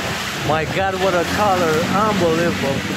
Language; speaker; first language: English; non-native, fluent; Romanian